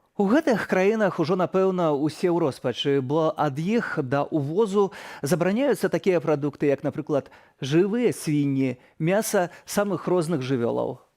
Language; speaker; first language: Belarusian; native; Belarusian